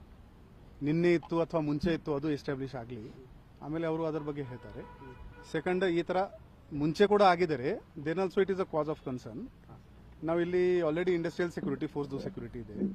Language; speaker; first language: Kannada; non-native, fluent; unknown